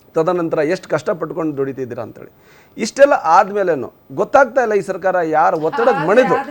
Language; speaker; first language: Kannada; non-native, local second language; Lambadi